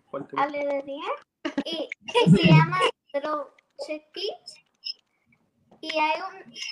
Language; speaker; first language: Spanish; early bilingual, heritage; Spanish